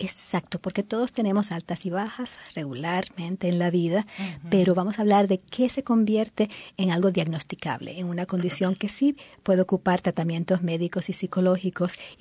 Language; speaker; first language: Spanish; native; Spanish